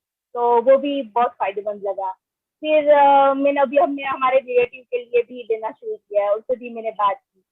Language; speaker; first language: Hindi; non-native, local second language; Gujarati